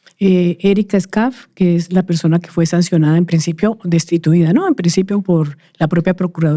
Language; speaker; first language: Spanish; native; Spanish